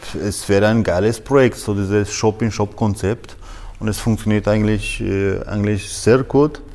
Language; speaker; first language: German; non-native, fluent; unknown